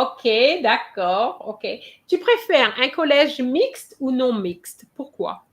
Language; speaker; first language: French; non-native, fluent; English